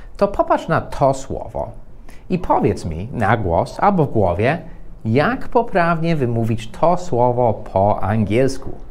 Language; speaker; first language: Polish; non-native, fluent; English